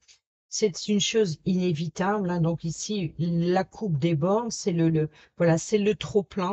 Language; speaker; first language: French; native; French